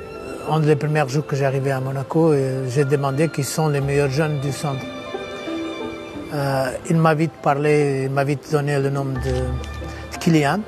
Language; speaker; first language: French; non-native, fluent; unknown